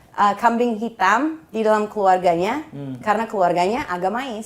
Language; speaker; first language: Indonesian; non-native, fluent; English